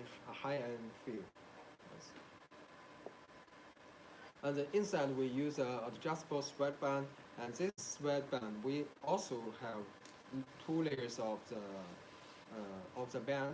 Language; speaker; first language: English; non-native, learner; Chinese